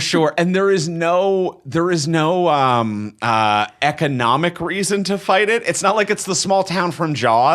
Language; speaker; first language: English; native; English